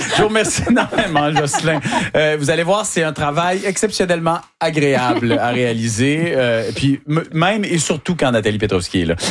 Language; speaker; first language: French; native; French